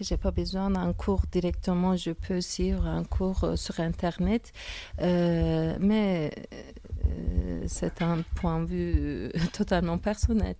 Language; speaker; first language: French; non-native, fluent; Turkish